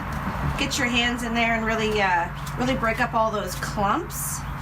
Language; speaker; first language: English; native; English